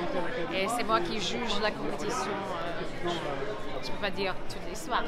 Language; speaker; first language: French; non-native, fluent; English